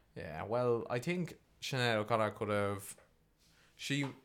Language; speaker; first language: English; native; English